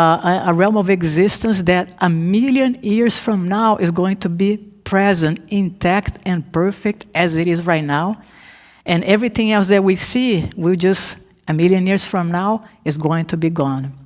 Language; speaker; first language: English; non-native, fluent; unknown